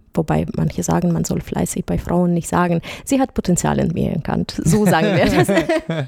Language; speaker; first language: German; non-native, fluent; Russian